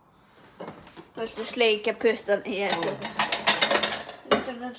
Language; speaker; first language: Icelandic; early bilingual, heritage; English